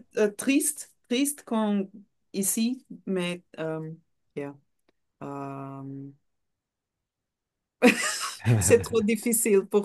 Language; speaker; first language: French; non-native, learner; Portuguese